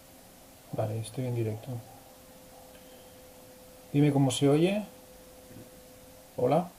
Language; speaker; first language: Spanish; native; Spanish